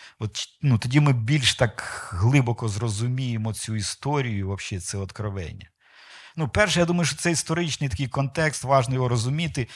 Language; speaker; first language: Ukrainian; non-native, local second language; Russian